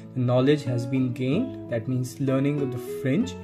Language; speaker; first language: English; non-native, local second language; Hindi